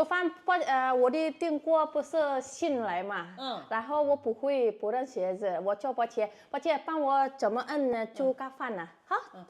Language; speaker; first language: Chinese; non-native, learner; Indonesian